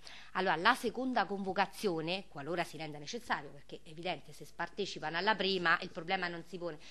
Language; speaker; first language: Italian; native; Italian